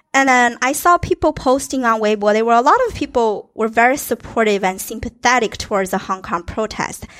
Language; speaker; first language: English; non-native, fluent; Chinese